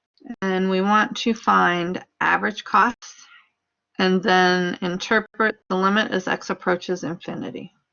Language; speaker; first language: English; native; English